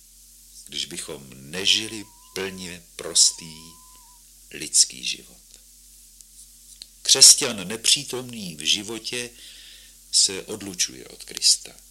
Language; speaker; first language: Czech; native; Czech